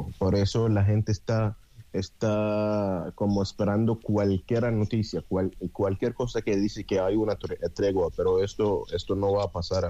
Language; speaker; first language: Spanish; non-native, fluent; Arabic